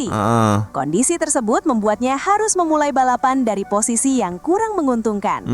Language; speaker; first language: Indonesian; native; Indonesian